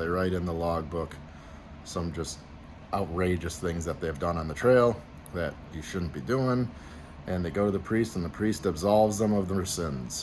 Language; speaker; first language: English; native; English